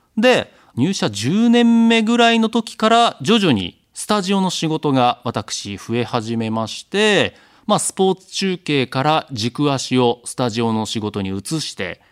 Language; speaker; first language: Japanese; native; Japanese